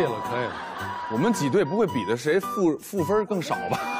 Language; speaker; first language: Chinese; native; Chinese